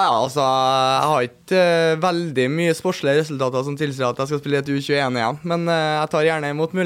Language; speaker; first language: Norwegian; native; Norwegian